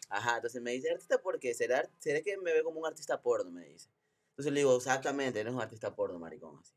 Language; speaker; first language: Spanish; native; Spanish